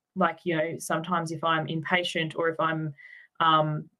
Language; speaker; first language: English; native; English